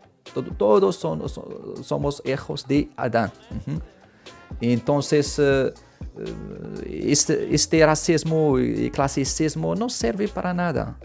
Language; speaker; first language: Spanish; non-native, fluent; Arabic